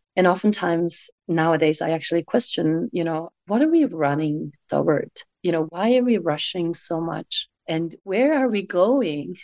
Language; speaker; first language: English; non-native, fluent; Mongolian